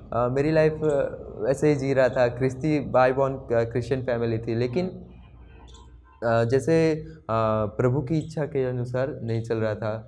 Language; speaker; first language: Hindi; non-native, local second language; Gujarati